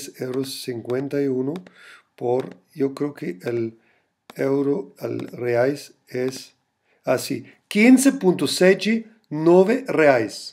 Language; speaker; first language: Spanish; non-native, fluent; German